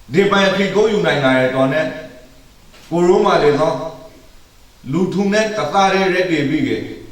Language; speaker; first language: Burmese; native; Burmese